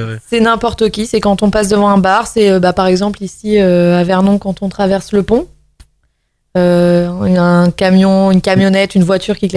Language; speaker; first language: French; native; French